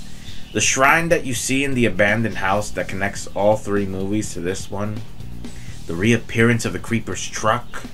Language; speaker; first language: English; native; English